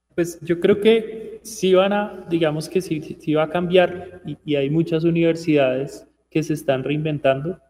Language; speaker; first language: Spanish; native; Spanish